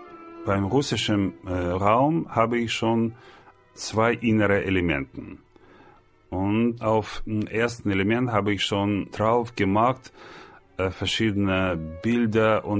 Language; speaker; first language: German; non-native, learner; Russian